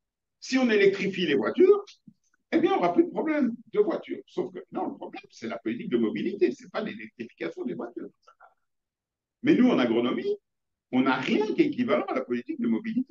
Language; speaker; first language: French; native; French